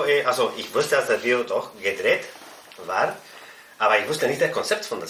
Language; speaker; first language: German; non-native, fluent; Spanish